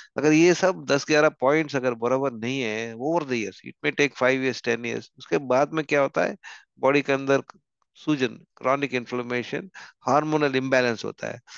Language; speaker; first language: Hindi; non-native, local second language; Telugu